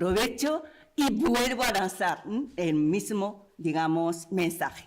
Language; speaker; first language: Spanish; non-native, fluent; Japanese